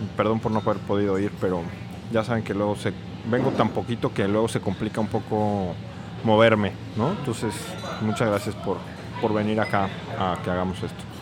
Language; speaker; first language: Spanish; native; Spanish